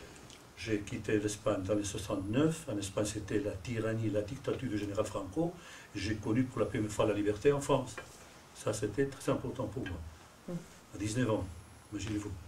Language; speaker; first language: French; non-native, fluent; Spanish